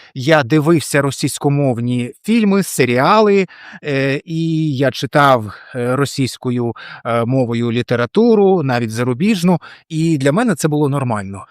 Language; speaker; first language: Ukrainian; non-native, local second language; Russian